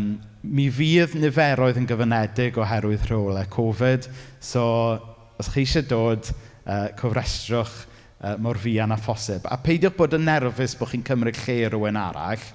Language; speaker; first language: Welsh; native; Welsh